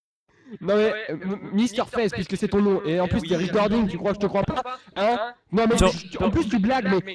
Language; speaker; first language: French; native; French